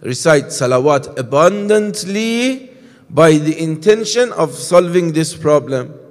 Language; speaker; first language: English; non-native, fluent; Persian